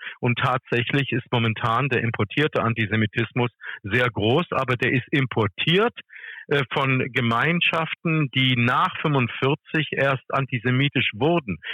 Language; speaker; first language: German; early bilingual, other home language; English